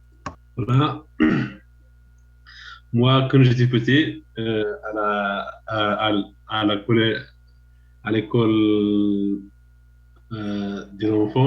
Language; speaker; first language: French; non-native, learner; Arabic